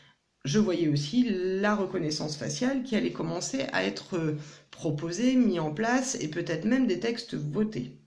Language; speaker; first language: French; native; French